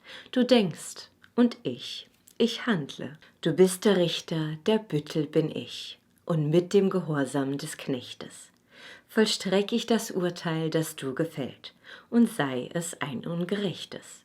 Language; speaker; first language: German; native; German